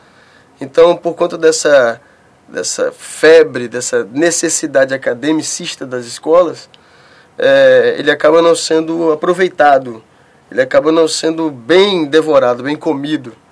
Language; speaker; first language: Portuguese; native; Portuguese